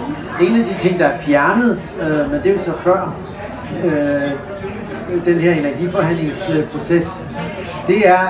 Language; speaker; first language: Danish; native; Danish